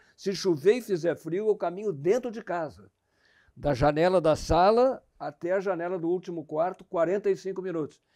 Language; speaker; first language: Portuguese; native; Portuguese